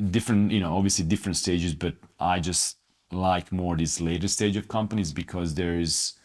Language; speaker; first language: English; non-native, fluent; Croatian